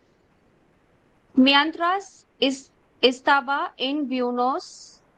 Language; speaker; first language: Spanish; non-native, learner; Hindi